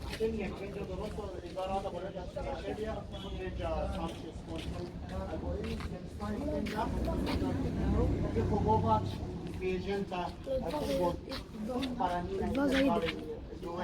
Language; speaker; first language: Polish; non-native, learner; Arabic